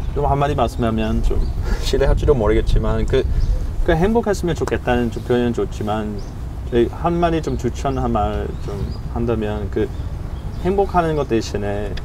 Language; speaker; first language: Korean; non-native, fluent; English